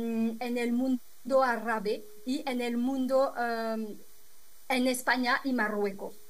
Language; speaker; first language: Spanish; non-native, fluent; French